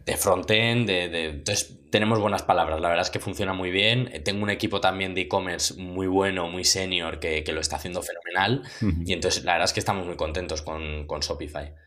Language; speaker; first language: Spanish; native; Spanish